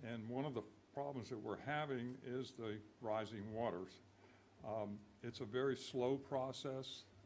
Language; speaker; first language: English; native; English